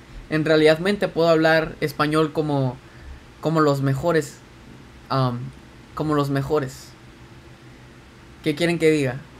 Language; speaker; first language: Spanish; early bilingual, heritage; Spanish